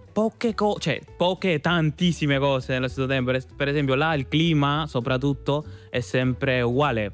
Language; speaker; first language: Italian; non-native, fluent; Spanish